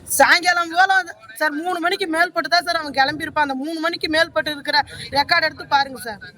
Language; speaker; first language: Tamil; native; Tamil